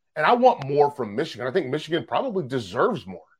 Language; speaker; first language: English; native; English